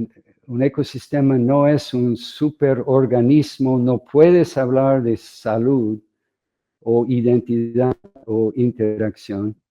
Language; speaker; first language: Spanish; non-native, fluent; English